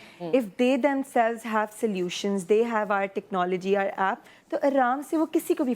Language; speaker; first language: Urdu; non-native, local second language; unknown